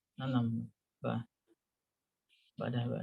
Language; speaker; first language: Arabic; non-native, learner; Indonesian